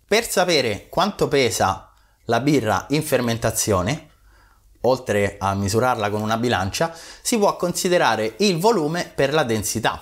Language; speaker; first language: Italian; native; Italian